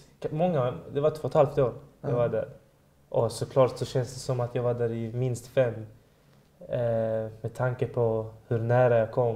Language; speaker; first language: Swedish; early bilingual, other home language; Persian